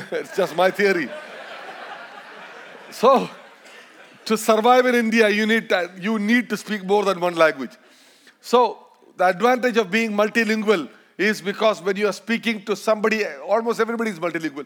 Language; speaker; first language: English; non-native, local second language; Malayalam